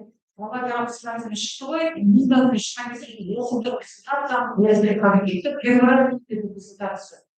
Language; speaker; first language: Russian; non-native, local second language; Kazakh